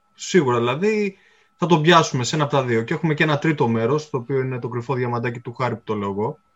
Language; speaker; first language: Greek; native; Greek